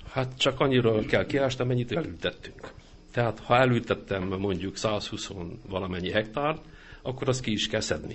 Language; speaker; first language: Hungarian; native; Hungarian